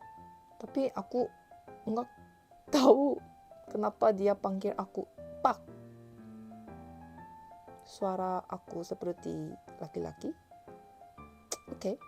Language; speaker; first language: Indonesian; non-native, learner; Korean